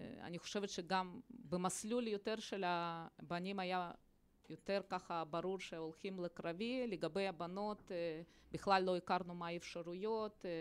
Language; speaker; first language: Hebrew; non-native, fluent; Russian